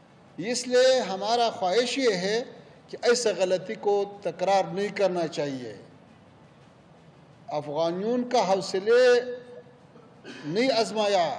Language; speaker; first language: Hindi; non-native, fluent; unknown